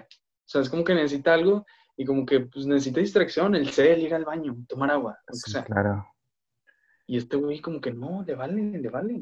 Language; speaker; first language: Spanish; native; Spanish